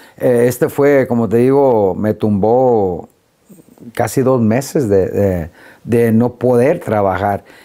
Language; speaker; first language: Spanish; early bilingual, heritage; Spanish